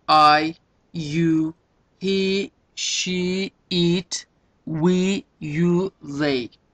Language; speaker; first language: English; non-native, fluent; Azerbaijani